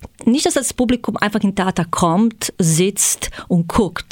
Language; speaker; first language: German; non-native, fluent; Croatian